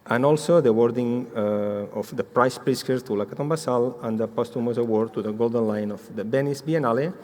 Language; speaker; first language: English; non-native, fluent; Catalan